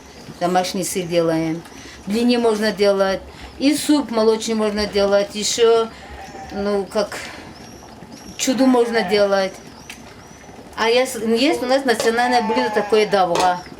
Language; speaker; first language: Russian; non-native, local second language; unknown